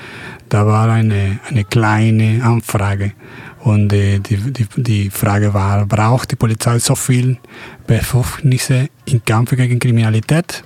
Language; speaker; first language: German; non-native, fluent; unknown